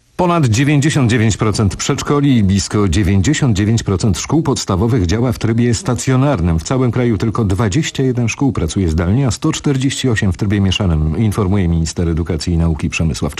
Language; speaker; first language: Polish; native; Polish